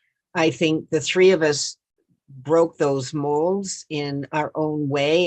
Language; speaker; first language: English; native; English